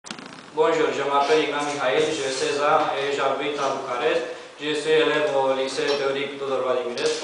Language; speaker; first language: French; non-native, learner; Romanian